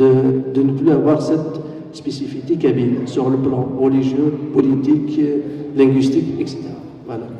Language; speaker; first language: French; non-native, local second language; Kabyle